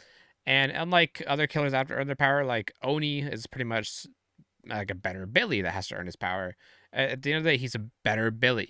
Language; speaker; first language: English; native; English